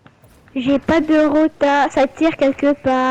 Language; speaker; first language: French; native; French